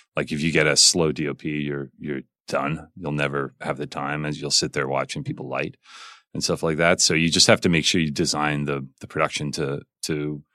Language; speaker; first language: English; native; English